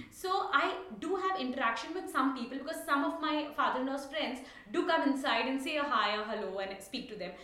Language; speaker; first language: English; non-native, local second language; Tulu